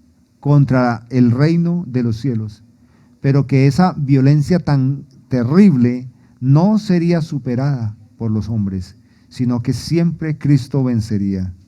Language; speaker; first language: Spanish; native; Spanish